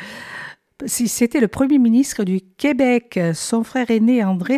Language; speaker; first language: French; native; French